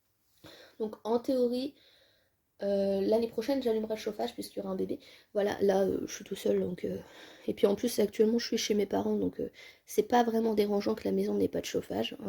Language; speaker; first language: French; native; French